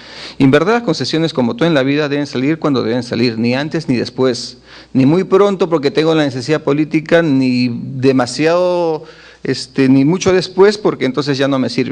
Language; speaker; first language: Spanish; native; Spanish